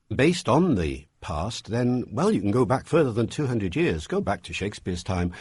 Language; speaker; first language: English; native; English